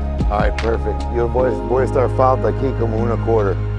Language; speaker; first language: Spanish; non-native, learner; English